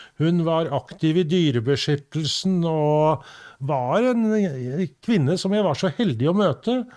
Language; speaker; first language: Norwegian; native; Norwegian